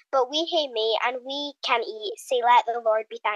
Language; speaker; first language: English; native; English